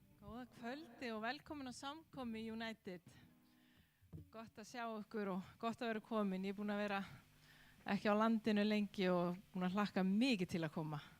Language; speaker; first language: Icelandic; non-native, fluent; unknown